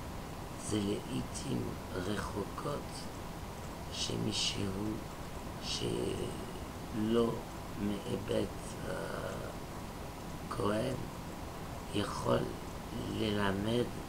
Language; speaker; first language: Hebrew; non-native, fluent; French